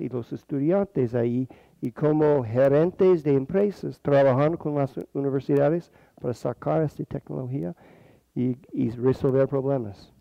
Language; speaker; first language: Spanish; non-native, fluent; English